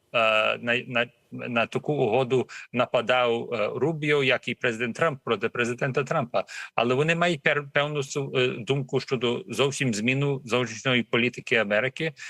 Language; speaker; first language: Ukrainian; early bilingual, heritage; Ukrainian